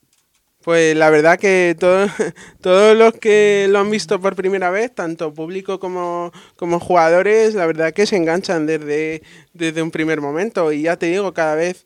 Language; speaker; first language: Spanish; native; Spanish